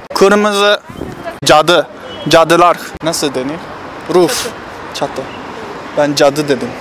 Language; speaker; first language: Turkish; non-native, learner; Japanese